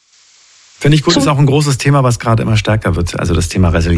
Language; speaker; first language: German; native; German